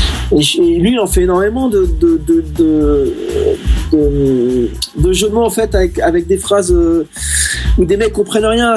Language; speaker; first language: French; native; French